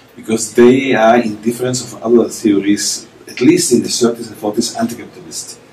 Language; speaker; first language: English; non-native, fluent; German